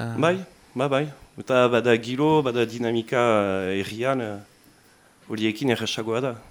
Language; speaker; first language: Basque; non-native, local second language; French